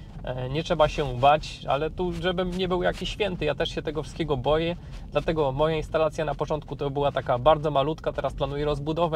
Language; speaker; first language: Polish; native; Polish